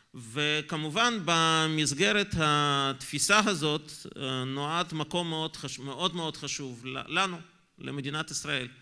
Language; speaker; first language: Hebrew; non-native, fluent; Russian